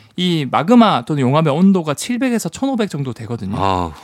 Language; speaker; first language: Korean; native; Korean